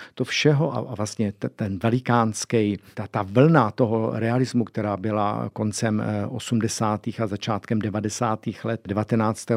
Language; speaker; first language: Czech; native; Czech